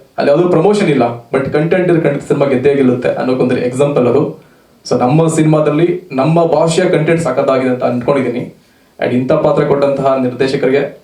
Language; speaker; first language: Kannada; native; Kannada